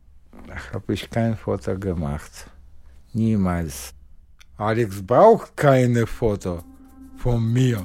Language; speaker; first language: German; non-native, learner; Russian